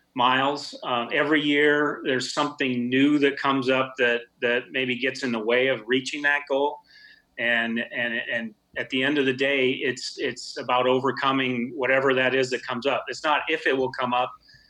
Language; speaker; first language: English; native; English